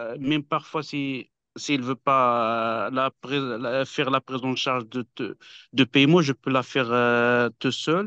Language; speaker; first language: French; non-native, fluent; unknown